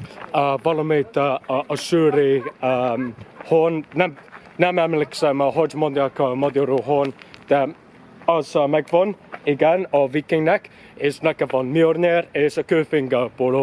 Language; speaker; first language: Hungarian; non-native, learner; English